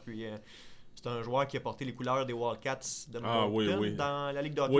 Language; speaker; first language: French; native; French